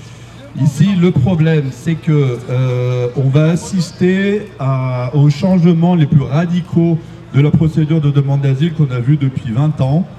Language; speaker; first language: French; native; French